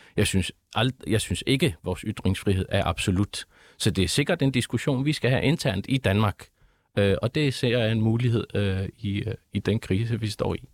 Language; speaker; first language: Danish; early bilingual, other home language; Arabic